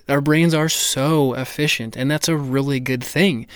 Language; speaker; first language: English; native; English